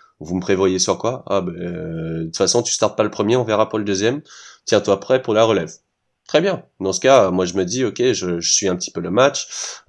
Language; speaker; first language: French; early bilingual, heritage; French